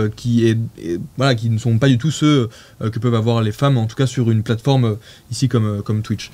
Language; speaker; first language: French; native; French